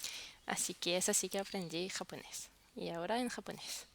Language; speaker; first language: Spanish; non-native, fluent; French